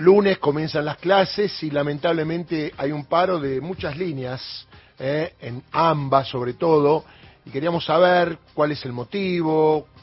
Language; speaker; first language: Spanish; native; Spanish